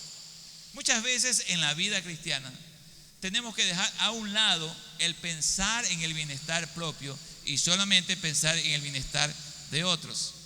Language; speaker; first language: Spanish; native; Spanish